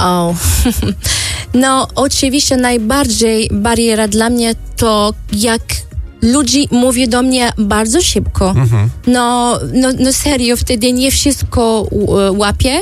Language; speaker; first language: Polish; non-native, learner; Arabic